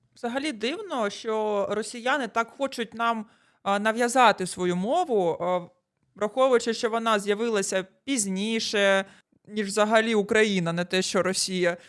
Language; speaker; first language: Ukrainian; non-native, local second language; Russian